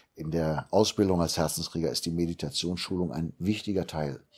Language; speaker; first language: German; native; German